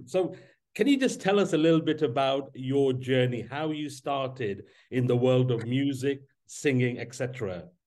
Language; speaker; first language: English; native; English